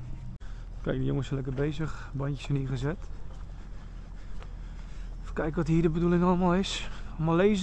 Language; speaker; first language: Dutch; native; Dutch